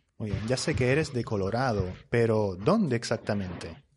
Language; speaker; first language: Spanish; native; Spanish